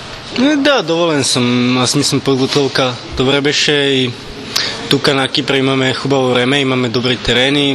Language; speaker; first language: Bulgarian; non-native, learner; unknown